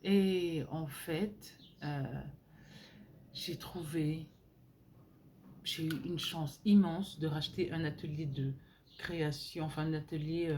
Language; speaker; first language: French; native; French